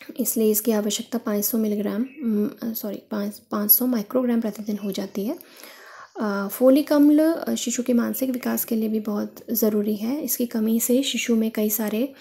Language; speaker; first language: Hindi; native; Hindi